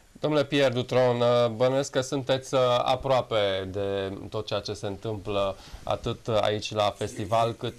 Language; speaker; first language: Romanian; native; Romanian